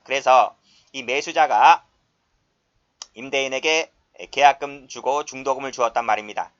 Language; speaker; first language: Korean; native; Korean